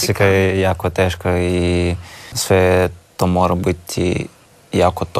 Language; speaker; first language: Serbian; non-native, learner; Russian